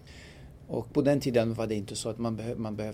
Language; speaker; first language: Swedish; non-native, fluent; French